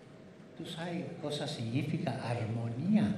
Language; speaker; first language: Italian; non-native, fluent; Spanish